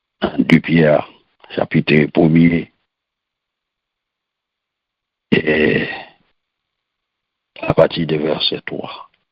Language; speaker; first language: French; non-native, local second language; Haitian Creole